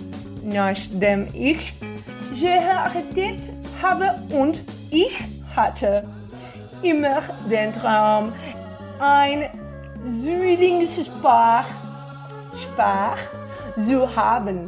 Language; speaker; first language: German; non-native, learner; Portuguese